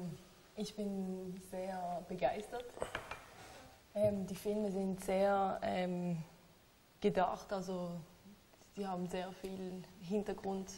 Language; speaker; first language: German; non-native, learner; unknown